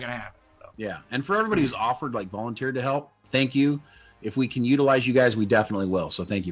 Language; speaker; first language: English; native; English